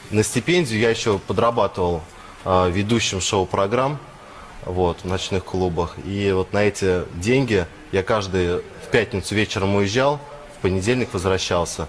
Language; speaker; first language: Russian; native; Russian